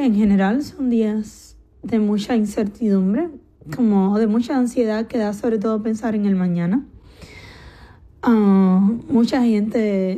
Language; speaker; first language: Spanish; native; Spanish